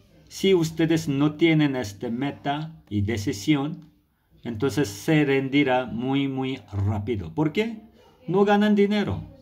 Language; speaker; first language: Spanish; non-native, learner; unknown